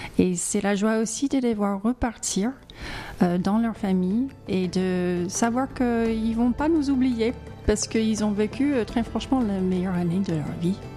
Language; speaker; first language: French; non-native, fluent; English